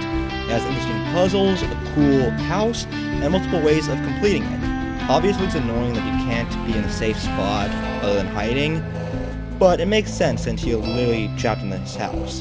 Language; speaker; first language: English; native; English